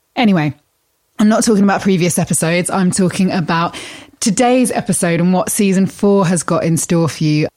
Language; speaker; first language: English; native; English